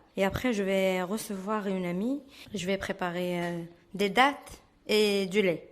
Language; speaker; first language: French; non-native, fluent; Arabic